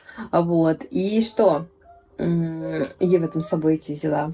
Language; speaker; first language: Russian; native; Russian